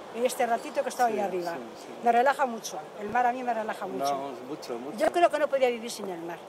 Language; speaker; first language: Spanish; native; Spanish